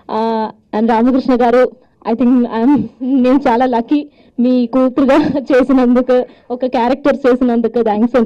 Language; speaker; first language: Telugu; non-native, learner; Malayalam